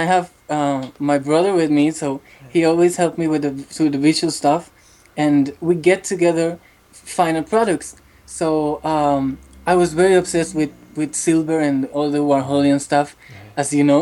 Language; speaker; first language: English; non-native, fluent; Spanish